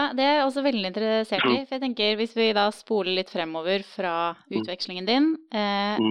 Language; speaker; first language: Norwegian; native; Norwegian